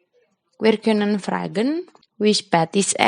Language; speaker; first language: German; non-native, fluent; Indonesian